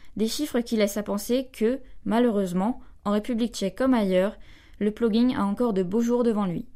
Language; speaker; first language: French; native; French